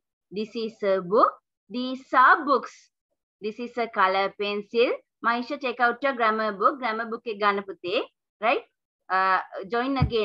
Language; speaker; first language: English; non-native, local second language; Sinhala